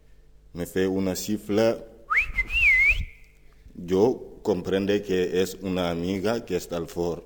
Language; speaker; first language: Spanish; non-native, learner; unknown